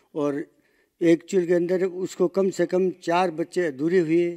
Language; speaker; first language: Hindi; native; Hindi